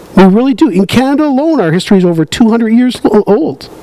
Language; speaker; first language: English; native; English